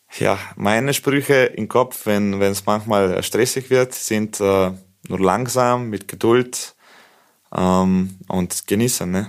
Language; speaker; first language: German; non-native, fluent; Slovenian